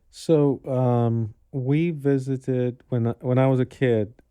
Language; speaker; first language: English; native; English